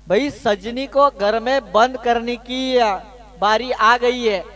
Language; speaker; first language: Hindi; non-native, local second language; Marathi